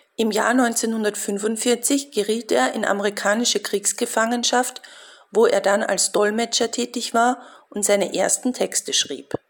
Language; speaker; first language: German; native; German